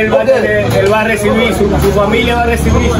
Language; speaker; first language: Spanish; native; Spanish